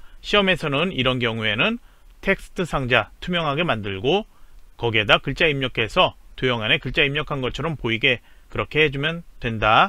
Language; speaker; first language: Korean; native; Korean